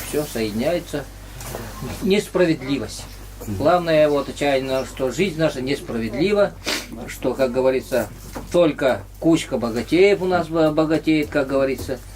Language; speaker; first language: Russian; native; Russian